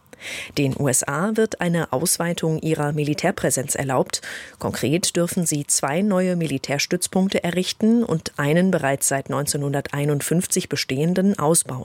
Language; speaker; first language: German; native; German